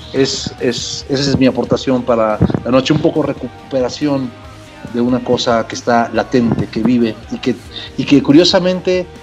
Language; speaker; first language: Spanish; native; Spanish